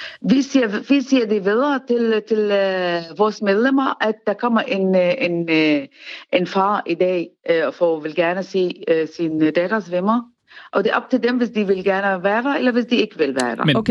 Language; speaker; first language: Danish; non-native, learner; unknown